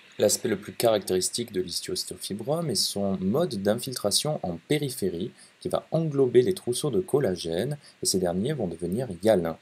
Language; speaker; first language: French; native; French